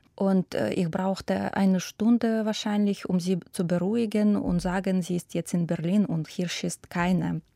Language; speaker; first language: German; non-native, fluent; Ukrainian